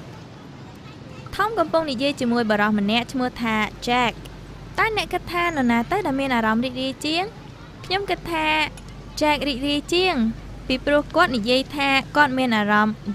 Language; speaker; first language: Khmer; native; Khmer